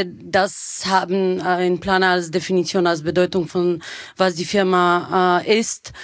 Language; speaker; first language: German; non-native, fluent; Bulgarian